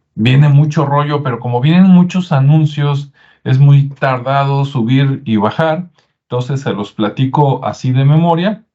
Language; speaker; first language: Spanish; native; Spanish